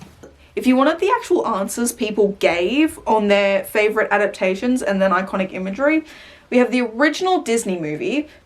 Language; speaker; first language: English; native; English